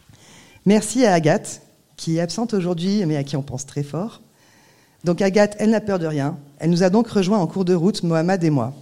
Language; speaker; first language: French; native; French